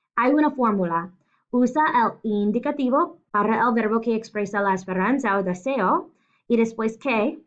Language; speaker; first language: Spanish; non-native, fluent; English